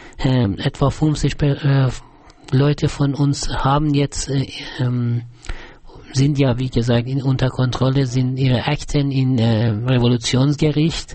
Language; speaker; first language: German; non-native, fluent; Persian